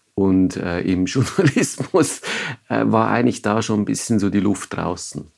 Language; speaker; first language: German; native; German